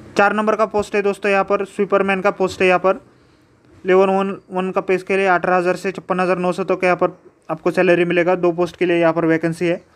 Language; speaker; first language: Hindi; non-native, local second language; Marathi